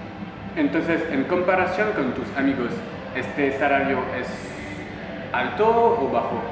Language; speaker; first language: Spanish; non-native, learner; French